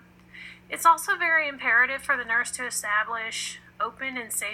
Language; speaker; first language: English; native; English